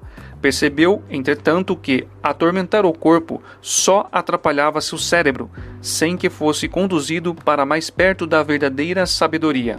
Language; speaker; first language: Portuguese; native; Portuguese